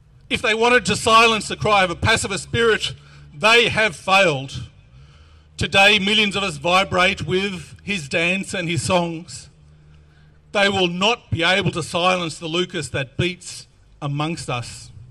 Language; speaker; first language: English; native; English